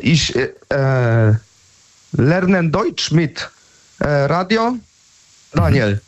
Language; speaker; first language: German; non-native, learner; Polish